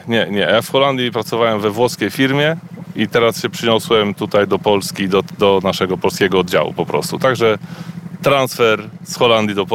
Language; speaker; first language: Polish; native; Polish